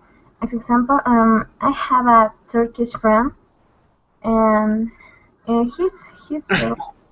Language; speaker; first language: English; non-native, learner; Spanish